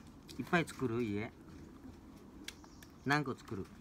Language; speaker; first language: Japanese; non-native, learner; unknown